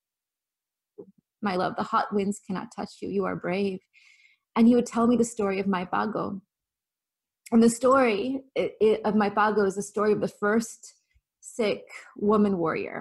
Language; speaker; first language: English; native; English